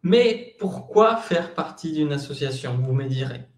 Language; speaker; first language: French; non-native, fluent; Spanish